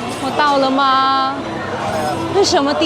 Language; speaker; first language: Chinese; non-native, learner; Filipino